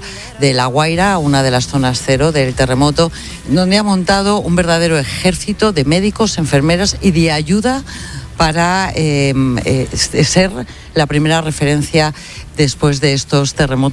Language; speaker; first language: Spanish; native; Spanish